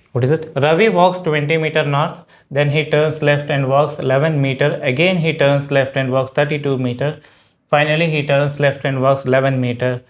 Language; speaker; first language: English; non-native, local second language; Kannada